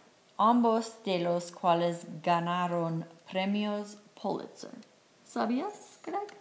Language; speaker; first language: Spanish; non-native, fluent; English